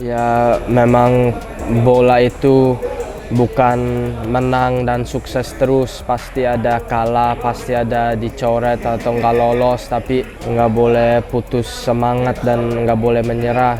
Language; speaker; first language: Indonesian; early bilingual, heritage; English